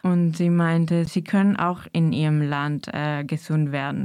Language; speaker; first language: German; non-native, fluent; Spanish